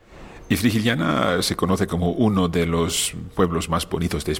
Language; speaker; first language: Spanish; non-native, fluent; English